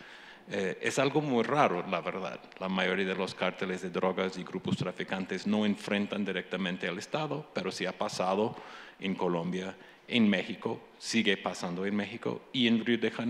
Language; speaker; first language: Spanish; non-native, fluent; English